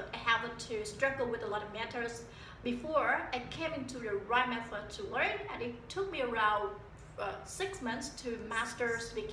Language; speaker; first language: English; non-native, fluent; Vietnamese